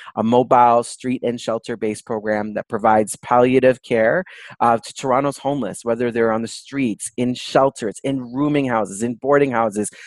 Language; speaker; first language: English; native; English